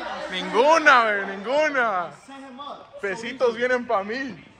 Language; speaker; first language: Spanish; early bilingual, heritage; Spanish